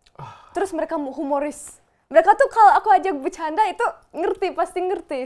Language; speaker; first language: Indonesian; non-native, fluent; German